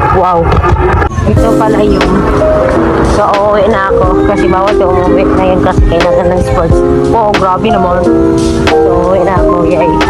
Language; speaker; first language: Filipino; non-native, local second language; Cebuano